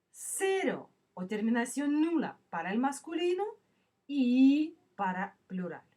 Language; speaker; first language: Spanish; non-native, fluent; Russian